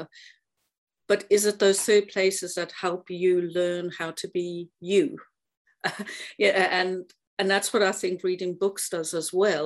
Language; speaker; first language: English; native; English